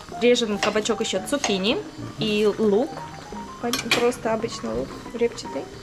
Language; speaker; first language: Russian; native; Russian